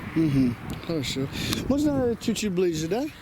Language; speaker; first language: Russian; non-native, learner; English